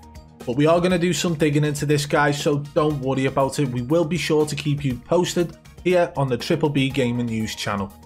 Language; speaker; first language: English; native; English